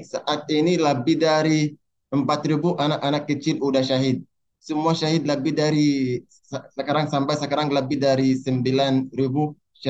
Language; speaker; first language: Indonesian; non-native, learner; Arabic